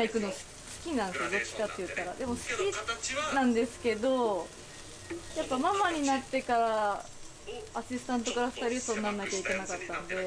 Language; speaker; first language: Japanese; native; Japanese